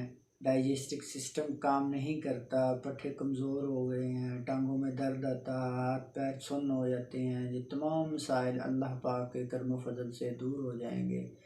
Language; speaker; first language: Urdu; non-native, local second language; Punjabi